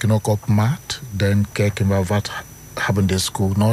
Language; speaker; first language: Dutch; non-native, learner; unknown